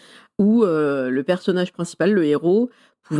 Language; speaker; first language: French; native; French